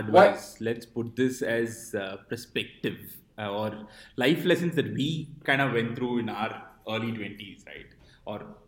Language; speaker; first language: English; non-native, local second language; Tamil